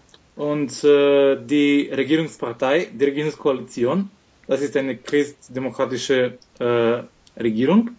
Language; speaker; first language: German; non-native, fluent; Macedonian